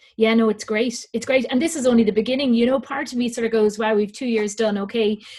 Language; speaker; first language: English; native; English